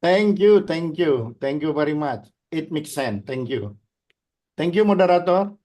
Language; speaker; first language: English; non-native, learner; Indonesian